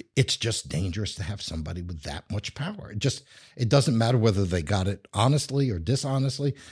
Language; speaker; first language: English; native; English